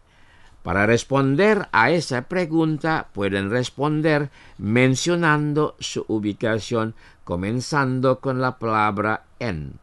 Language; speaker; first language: Spanish; non-native, fluent; Indonesian